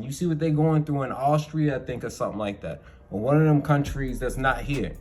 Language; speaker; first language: English; native; English